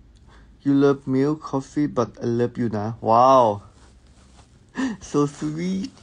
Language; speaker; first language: English; non-native, learner; Thai